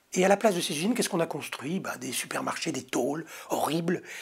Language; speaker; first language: French; native; French